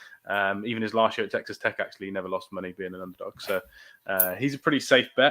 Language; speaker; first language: English; native; English